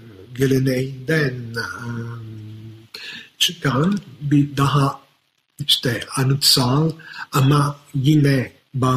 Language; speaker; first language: Turkish; non-native, fluent; Italian